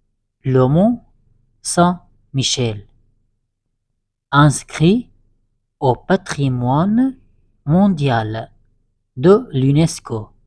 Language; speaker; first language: French; non-native, fluent; Arabic